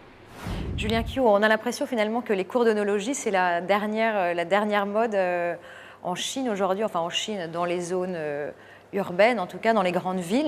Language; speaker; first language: French; native; French